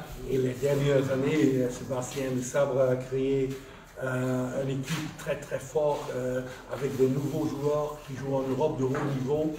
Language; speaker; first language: French; non-native, fluent; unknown